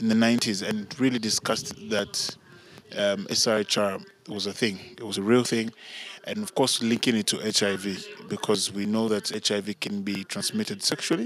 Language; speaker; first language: English; non-native, local second language; Bemba